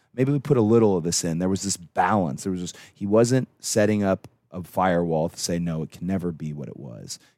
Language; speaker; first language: English; native; English